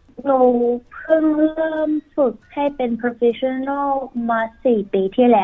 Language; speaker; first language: Thai; early bilingual, heritage; Thai